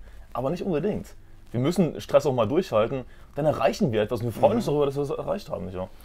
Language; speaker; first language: German; native; German